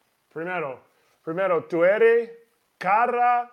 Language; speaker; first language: Spanish; non-native, learner; English